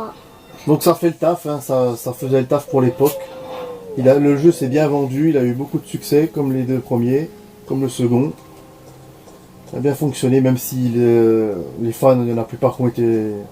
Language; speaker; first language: French; native; French